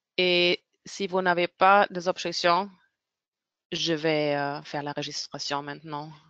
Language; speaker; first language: French; non-native, fluent; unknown